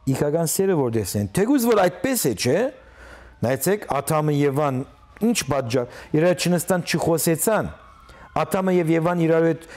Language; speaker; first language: Armenian; early bilingual, heritage; Armenian